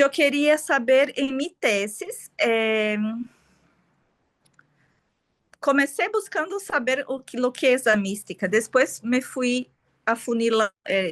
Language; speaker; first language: Spanish; non-native, fluent; Portuguese